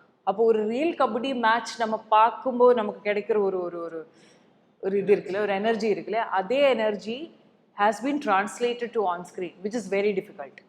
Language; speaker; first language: Tamil; non-native, local second language; Malayalam